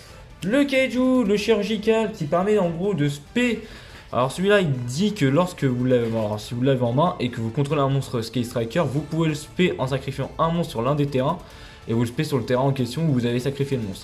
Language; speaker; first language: French; native; French